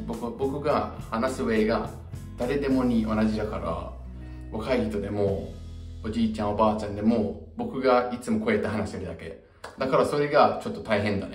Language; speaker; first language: Japanese; non-native, fluent; English